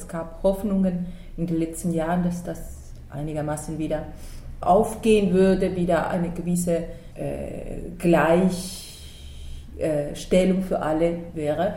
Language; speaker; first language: German; non-native, fluent; Spanish